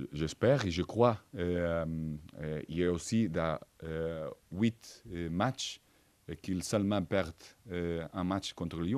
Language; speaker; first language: French; non-native, fluent; Portuguese